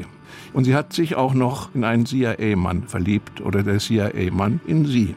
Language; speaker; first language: German; native; German